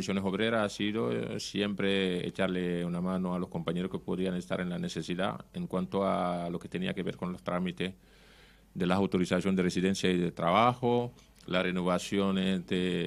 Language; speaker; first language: Spanish; non-native, fluent; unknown